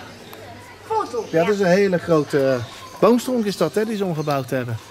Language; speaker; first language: Dutch; native; Dutch